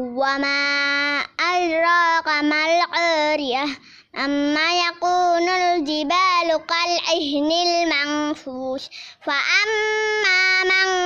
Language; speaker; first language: Arabic; non-native, learner; Indonesian